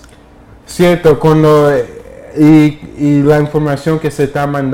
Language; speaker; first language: Spanish; early bilingual, heritage; English